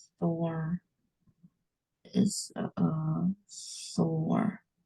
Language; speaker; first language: English; non-native, learner; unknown